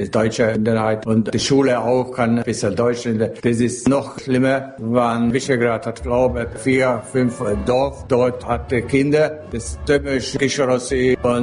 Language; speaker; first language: German; non-native, local second language; Hungarian